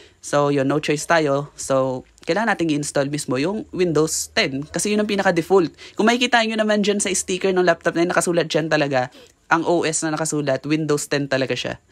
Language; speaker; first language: Filipino; native; Filipino